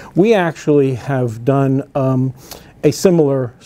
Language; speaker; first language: English; native; English